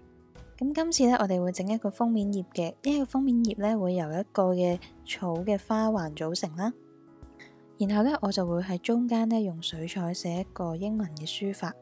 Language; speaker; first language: Chinese; non-native, local second language; Cantonese